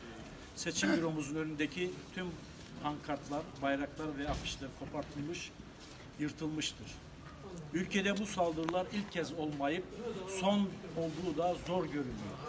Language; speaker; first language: Turkish; native; Turkish